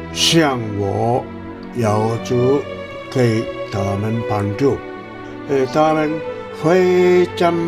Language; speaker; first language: Chinese; non-native, fluent; Japanese